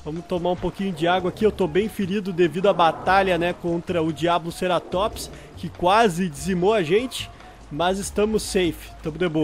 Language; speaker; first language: Portuguese; native; Portuguese